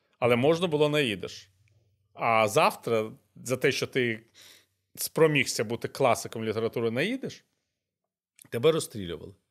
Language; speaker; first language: Ukrainian; native; Ukrainian